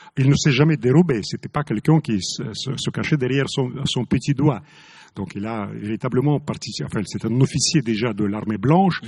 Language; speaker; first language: French; non-native, fluent; Russian